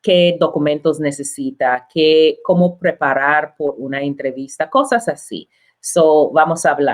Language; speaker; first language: Spanish; non-native, learner; English